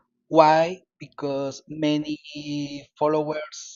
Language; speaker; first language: English; non-native, learner; Spanish